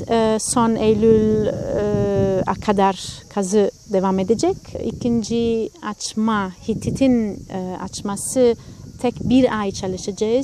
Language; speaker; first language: Turkish; non-native, fluent; Italian